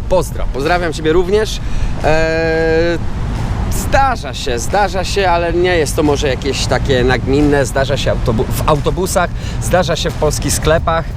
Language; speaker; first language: Polish; native; Polish